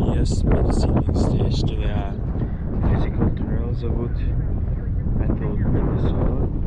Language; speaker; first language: Russian; non-native, learner; English